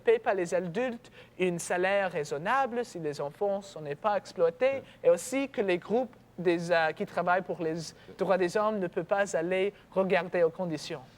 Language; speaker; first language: French; non-native, learner; English